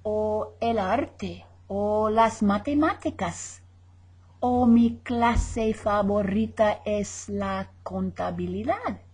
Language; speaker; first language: Spanish; non-native, fluent; English